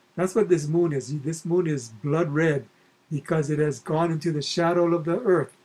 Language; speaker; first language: English; native; English